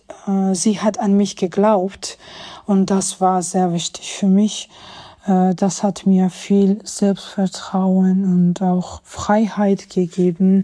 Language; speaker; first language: German; non-native, fluent; Georgian